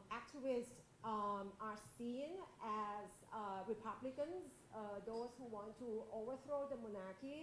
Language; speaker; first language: English; non-native, fluent; Thai